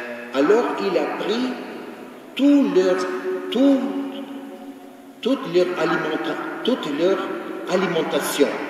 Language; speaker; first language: French; non-native, fluent; Ukrainian